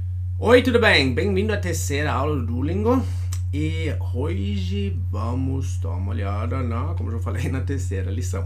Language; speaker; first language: Portuguese; non-native, fluent; German